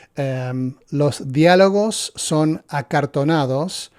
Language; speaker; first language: Spanish; early bilingual, heritage; Spanish